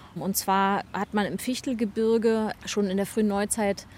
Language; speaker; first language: German; native; German